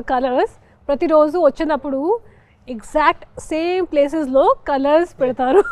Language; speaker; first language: Telugu; non-native, local second language; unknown